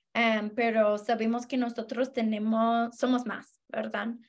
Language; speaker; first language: Spanish; non-native, fluent; English